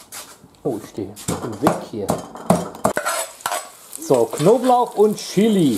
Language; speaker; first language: German; native; German